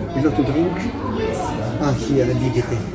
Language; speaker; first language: English; non-native, learner; Italian